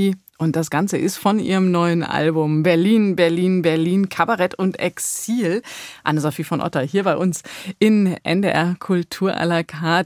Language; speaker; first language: German; native; German